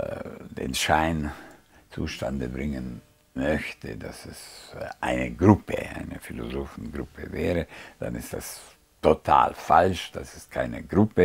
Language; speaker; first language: German; non-native, fluent; Hungarian